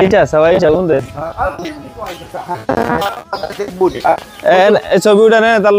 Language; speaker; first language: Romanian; non-native, learner; Bangla